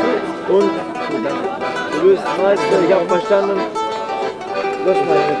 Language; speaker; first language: German; non-native, learner; Turkish